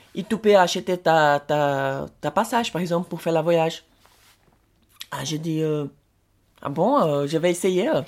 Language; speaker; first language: French; non-native, learner; Portuguese